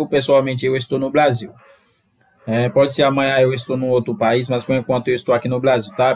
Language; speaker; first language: Portuguese; non-native, fluent; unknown